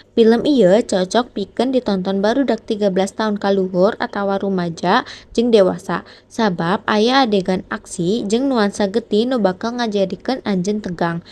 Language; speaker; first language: Sundanese; non-native, local second language; Indonesian